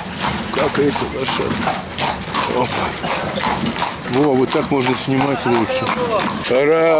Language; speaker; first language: Russian; native; Russian